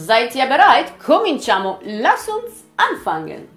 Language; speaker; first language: German; non-native, fluent; Italian